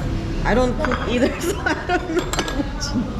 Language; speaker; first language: English; non-native, fluent; Korean